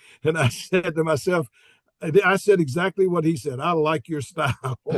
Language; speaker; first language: English; native; English